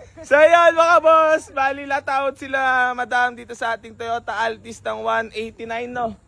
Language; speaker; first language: Filipino; native; Filipino